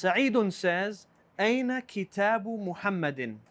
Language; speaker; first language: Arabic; non-native, fluent; English